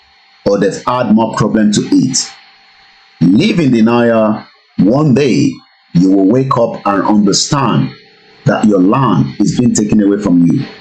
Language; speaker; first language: English; non-native, local second language; Yoruba